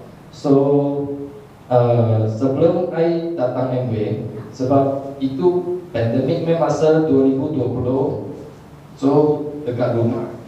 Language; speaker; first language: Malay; non-native, local second language; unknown